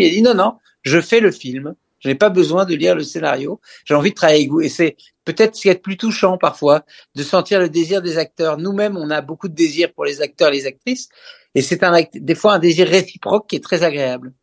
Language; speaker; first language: French; native; French